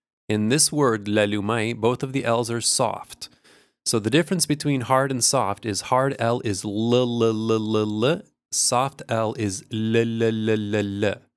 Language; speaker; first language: English; early bilingual, other home language; Lithuanian